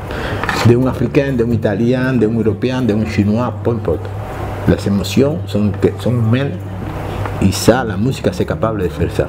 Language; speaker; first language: French; non-native, fluent; Spanish